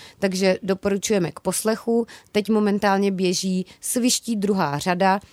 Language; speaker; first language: Czech; native; Czech